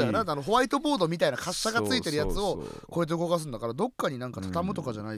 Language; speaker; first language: Japanese; native; Japanese